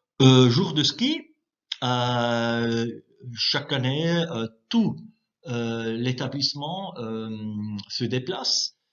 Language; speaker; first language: French; non-native, local second language; German